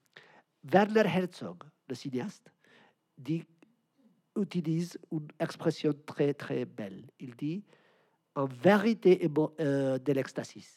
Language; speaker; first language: French; non-native, learner; Spanish